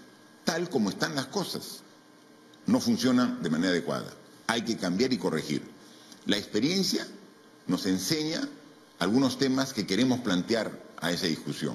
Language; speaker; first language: Spanish; native; Spanish